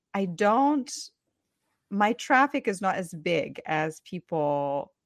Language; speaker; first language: English; non-native, fluent; Ukrainian